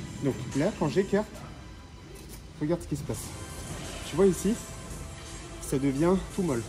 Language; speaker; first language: French; native; French